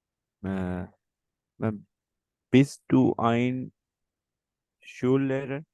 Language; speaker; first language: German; non-native, learner; Hindi